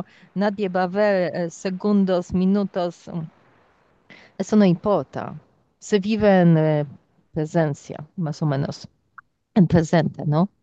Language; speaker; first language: Spanish; non-native, learner; Polish